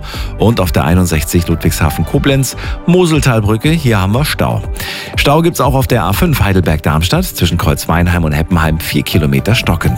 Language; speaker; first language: German; native; German